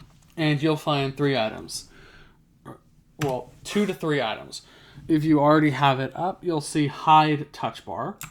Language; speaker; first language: English; native; English